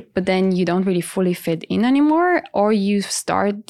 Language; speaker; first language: English; non-native, fluent; Italian